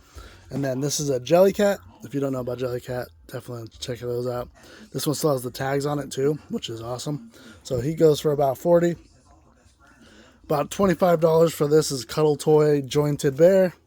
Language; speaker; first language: English; native; English